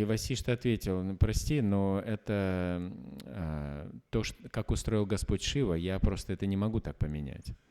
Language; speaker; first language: Russian; native; Russian